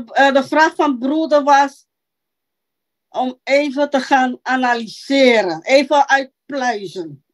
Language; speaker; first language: Dutch; non-native, local second language; Papiamento